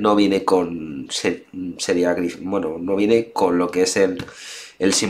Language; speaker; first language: Spanish; native; Spanish